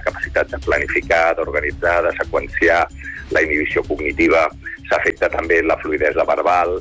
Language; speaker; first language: Catalan; native; Catalan